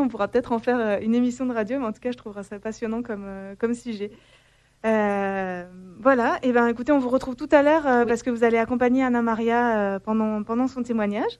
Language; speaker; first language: French; native; French